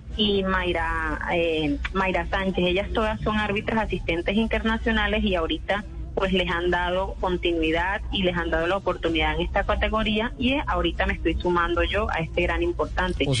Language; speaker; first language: Spanish; native; Spanish